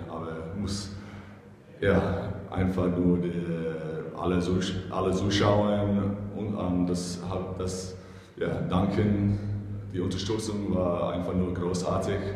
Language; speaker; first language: German; non-native, fluent; English